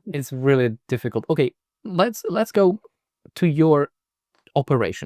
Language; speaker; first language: English; non-native, fluent; Czech